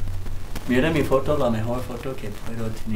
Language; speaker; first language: Spanish; non-native, learner; English